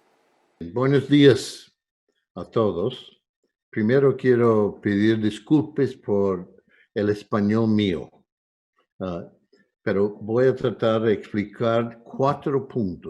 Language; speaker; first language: Spanish; non-native, fluent; English